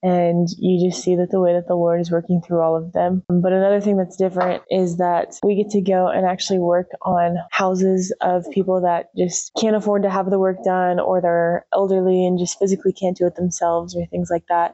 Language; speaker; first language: English; native; English